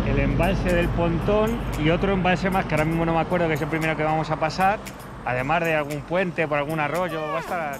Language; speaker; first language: Spanish; native; Spanish